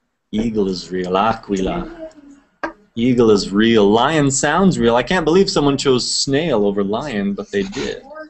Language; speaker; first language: English; native; English